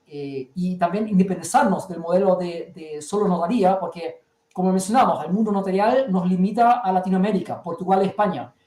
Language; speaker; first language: Spanish; early bilingual, heritage; German